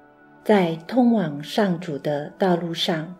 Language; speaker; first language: Chinese; native; Chinese